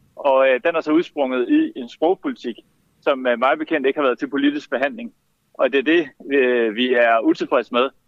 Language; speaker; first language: Danish; native; Danish